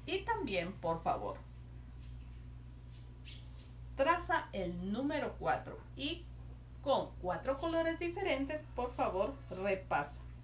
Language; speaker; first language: Spanish; native; Spanish